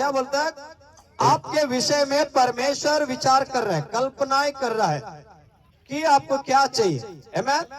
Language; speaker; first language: Hindi; non-native, local second language; Kannada